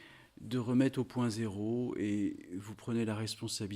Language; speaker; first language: French; native; French